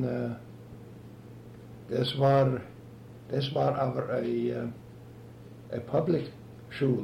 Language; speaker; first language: German; early bilingual, heritage; German